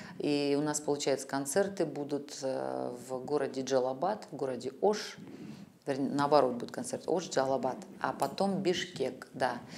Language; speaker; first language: Russian; native; Russian